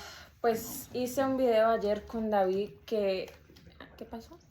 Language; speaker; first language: Spanish; early bilingual, heritage; Spanish